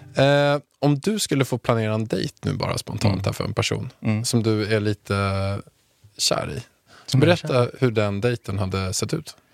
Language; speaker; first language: Swedish; native; Swedish